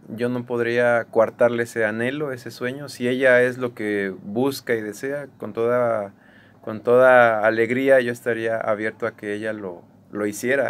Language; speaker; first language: Spanish; native; Spanish